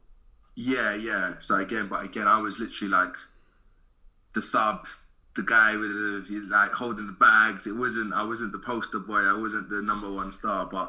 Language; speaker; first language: English; native; English